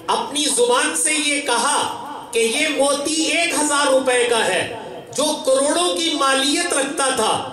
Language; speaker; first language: Urdu; non-native, local second language; Punjabi